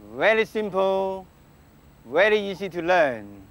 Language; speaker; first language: English; non-native, local second language; Cantonese